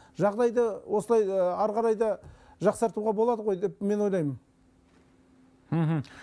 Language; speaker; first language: Kazakh; native; Kazakh